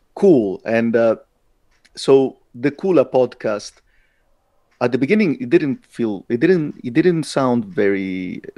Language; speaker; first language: English; non-native, fluent; Italian